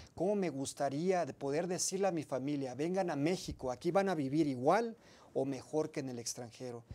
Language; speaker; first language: Spanish; early bilingual, heritage; Spanish